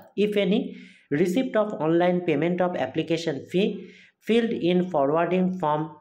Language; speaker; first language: English; non-native, local second language; Bangla